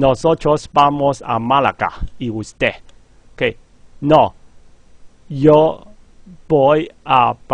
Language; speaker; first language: Spanish; non-native, fluent; Cantonese